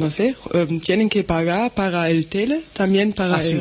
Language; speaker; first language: Spanish; non-native, learner; German